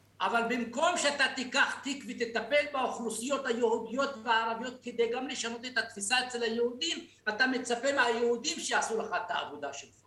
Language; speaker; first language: Hebrew; non-native, local second language; Arabic